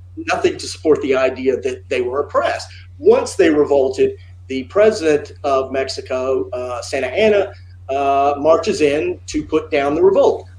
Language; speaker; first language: English; native; English